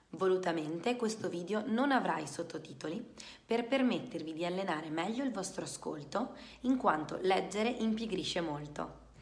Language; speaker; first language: Italian; native; Italian